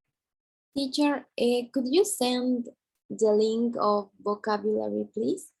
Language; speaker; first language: English; non-native, learner; Spanish